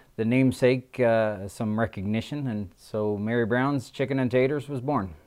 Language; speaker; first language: English; native; English